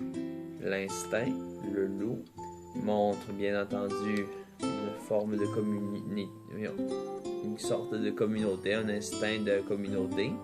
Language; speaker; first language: French; native; French